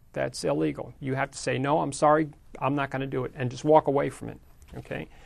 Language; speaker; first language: English; native; English